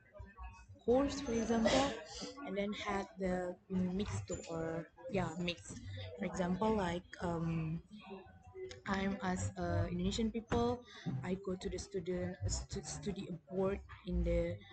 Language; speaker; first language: English; non-native, learner; Indonesian